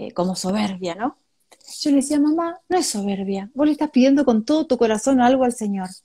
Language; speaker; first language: Spanish; native; Spanish